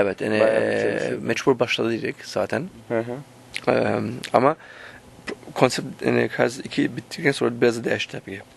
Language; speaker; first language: Turkish; early bilingual, heritage; Turkish